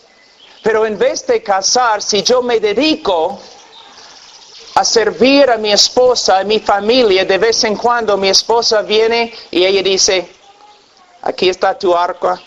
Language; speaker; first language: Spanish; non-native, fluent; English